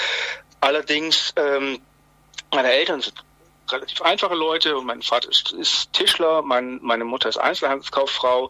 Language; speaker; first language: German; native; German